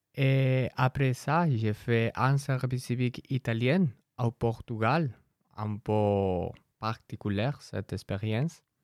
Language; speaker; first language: French; non-native, learner; Spanish